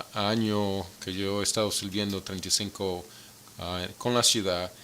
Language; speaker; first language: Spanish; early bilingual, other home language; English